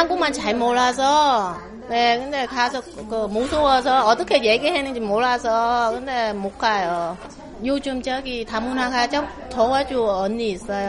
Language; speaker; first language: Korean; non-native, learner; Vietnamese